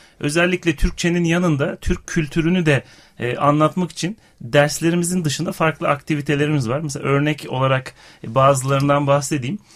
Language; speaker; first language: Turkish; native; Turkish